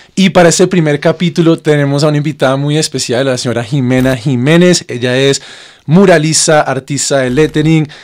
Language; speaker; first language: Spanish; native; Spanish